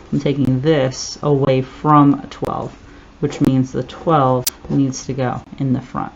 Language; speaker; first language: English; native; English